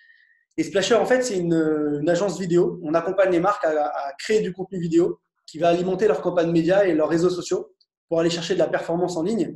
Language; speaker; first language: French; native; French